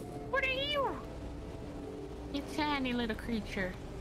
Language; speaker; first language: English; non-native, fluent; Dutch